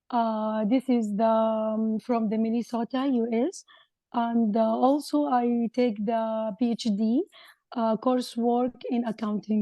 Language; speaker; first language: English; non-native, learner; Arabic